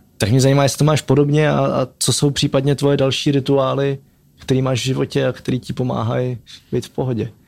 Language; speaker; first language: Czech; native; Czech